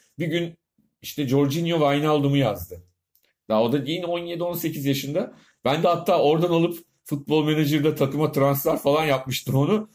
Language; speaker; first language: Turkish; native; Turkish